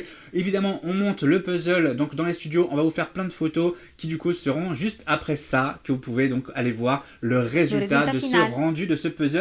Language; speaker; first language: French; native; French